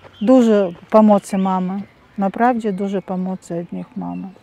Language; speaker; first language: Polish; non-native, learner; Russian